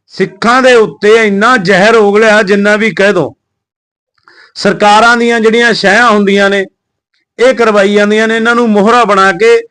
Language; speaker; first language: Punjabi; native; Punjabi